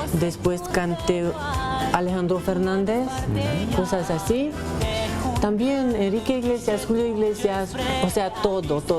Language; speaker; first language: Spanish; non-native, fluent; Romanian